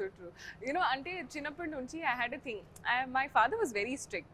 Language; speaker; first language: Telugu; non-native, learner; Hindi